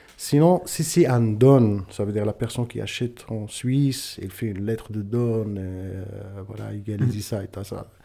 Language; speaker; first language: French; non-native, local second language; Tachelhit